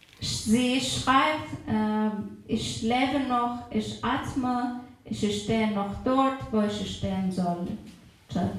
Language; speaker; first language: German; non-native, fluent; Persian